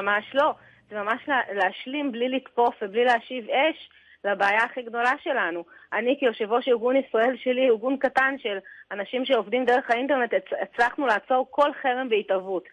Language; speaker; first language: Hebrew; native; Hebrew